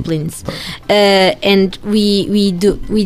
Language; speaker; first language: English; non-native, learner; Portuguese